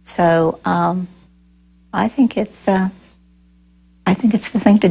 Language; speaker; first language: English; native; English